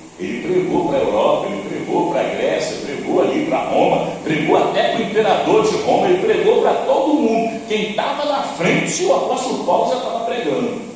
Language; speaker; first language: Portuguese; native; Portuguese